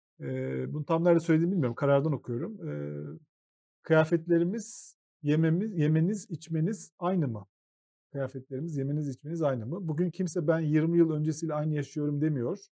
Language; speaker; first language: Turkish; native; Turkish